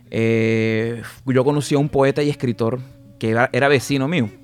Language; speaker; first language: Spanish; native; Spanish